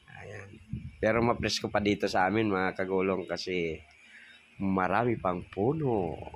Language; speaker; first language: Filipino; non-native, local second language; Bikol